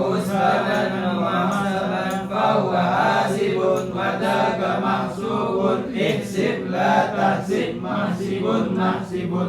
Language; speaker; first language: Arabic; non-native, learner; Indonesian